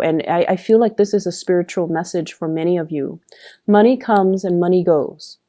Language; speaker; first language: English; native; English